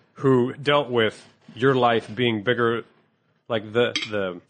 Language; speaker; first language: English; native; English